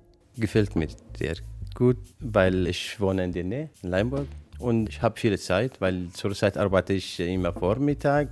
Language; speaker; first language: German; non-native, learner; Arabic